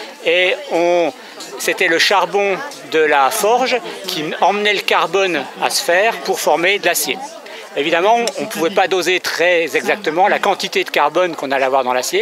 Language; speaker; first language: French; native; French